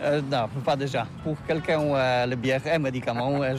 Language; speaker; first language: French; non-native, learner; Polish